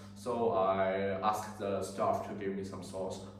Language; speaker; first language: English; non-native, learner; Chinese